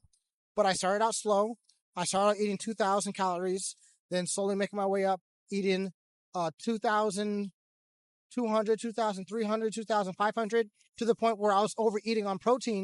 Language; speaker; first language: English; native; English